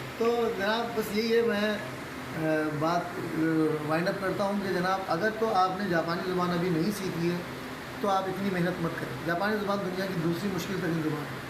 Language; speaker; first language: Urdu; native; Urdu